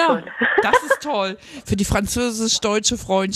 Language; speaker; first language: German; native; German